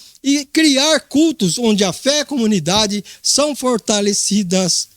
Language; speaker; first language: Portuguese; native; Portuguese